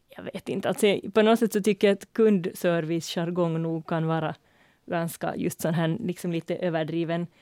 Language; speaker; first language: Swedish; native; Swedish